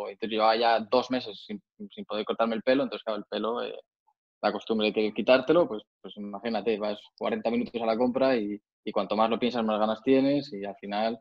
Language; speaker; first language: Spanish; native; Spanish